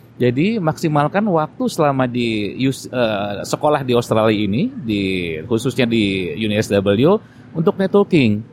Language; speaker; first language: Indonesian; native; Indonesian